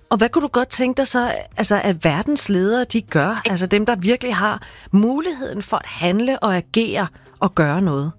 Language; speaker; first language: Danish; native; Danish